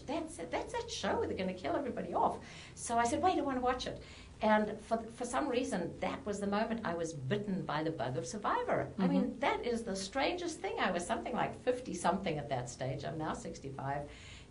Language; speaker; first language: English; native; English